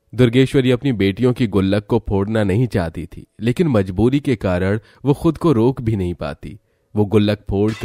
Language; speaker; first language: Hindi; native; Hindi